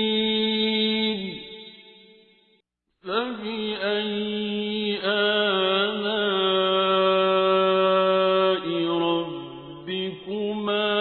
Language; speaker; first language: Arabic; native; Arabic